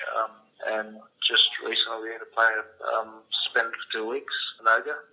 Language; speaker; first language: English; early bilingual, other home language; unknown